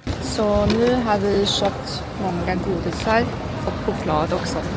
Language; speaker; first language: Swedish; non-native, learner; Turkish